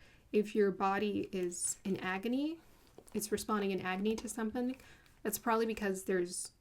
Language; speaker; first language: English; native; English